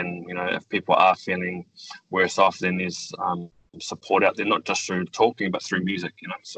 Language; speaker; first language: English; native; English